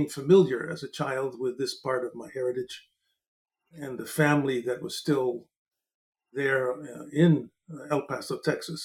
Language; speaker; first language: English; native; English